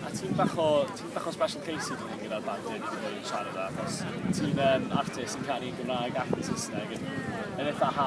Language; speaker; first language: Welsh; native; Welsh